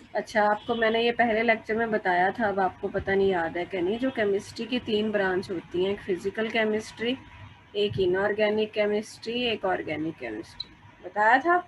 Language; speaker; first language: Hindi; non-native, local second language; Punjabi